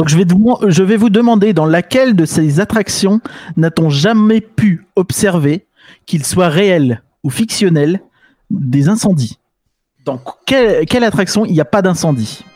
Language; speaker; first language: French; native; French